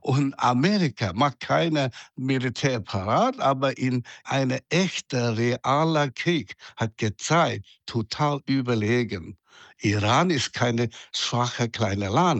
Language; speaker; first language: German; non-native, fluent; Chinese